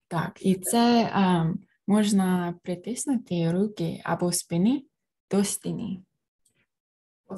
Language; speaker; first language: Ukrainian; early bilingual, heritage; Ukrainian